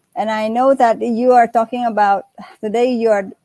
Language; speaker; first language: English; non-native, fluent; Indonesian